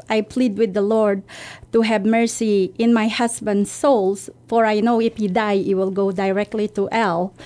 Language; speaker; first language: English; non-native, local second language; Filipino